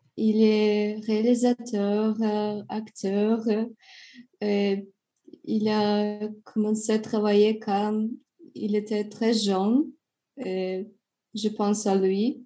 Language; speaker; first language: French; non-native, learner; Russian